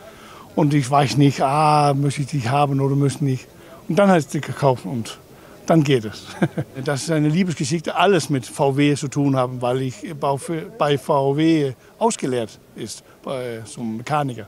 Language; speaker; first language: German; non-native, learner; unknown